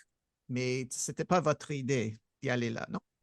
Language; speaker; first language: French; non-native, fluent; English